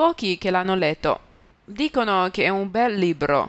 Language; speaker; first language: Italian; non-native, fluent; Chinese